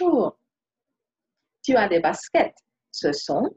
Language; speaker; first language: French; non-native, fluent; Spanish